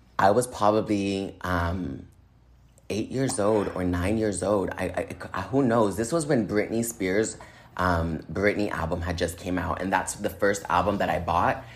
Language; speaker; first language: English; native; English